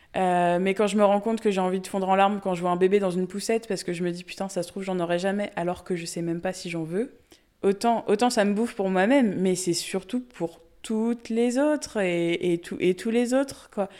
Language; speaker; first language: French; native; French